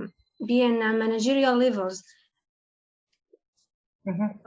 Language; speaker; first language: English; non-native, learner; Arabic